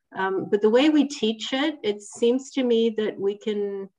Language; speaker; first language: English; non-native, fluent; Italian